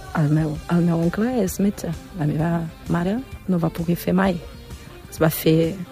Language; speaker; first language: Catalan; non-native, fluent; German